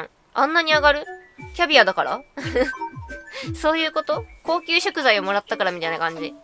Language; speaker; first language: Japanese; native; Japanese